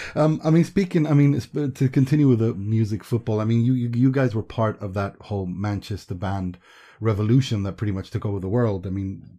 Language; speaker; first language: English; early bilingual, other home language; Persian